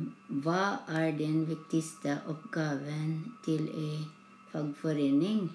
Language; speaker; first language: Norwegian; non-native, learner; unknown